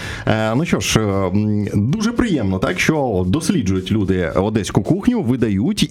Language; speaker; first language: Ukrainian; native; Ukrainian